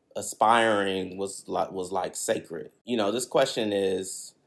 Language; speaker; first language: English; native; English